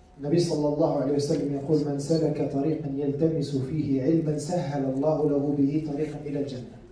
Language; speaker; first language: Arabic; native; Arabic